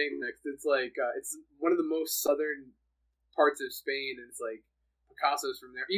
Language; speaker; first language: English; native; English